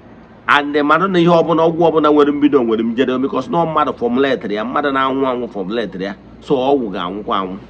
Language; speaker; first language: Igbo; native; Igbo